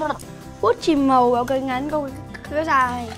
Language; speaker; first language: Vietnamese; native; Vietnamese